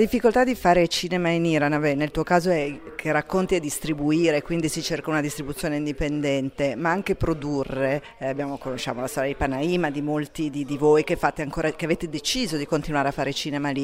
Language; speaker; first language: Italian; native; Italian